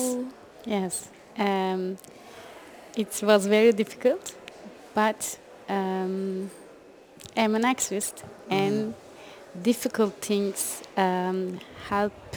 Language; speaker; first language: English; non-native, learner; Turkish